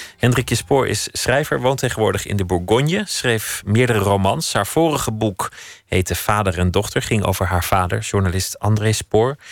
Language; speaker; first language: Dutch; native; Dutch